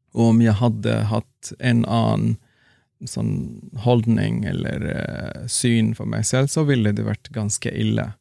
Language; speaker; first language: Norwegian; non-native, fluent; Arabic